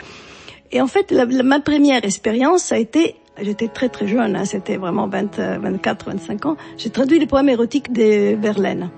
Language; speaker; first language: French; non-native, fluent; Italian